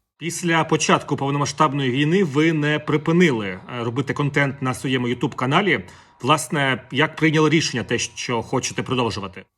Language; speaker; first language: Ukrainian; native; Ukrainian